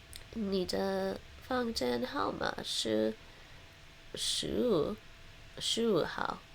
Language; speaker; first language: Chinese; non-native, learner; Cantonese